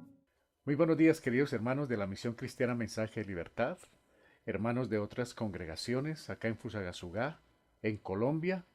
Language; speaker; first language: Spanish; native; Spanish